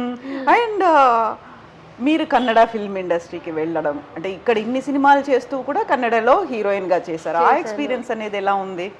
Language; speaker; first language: Telugu; native; Telugu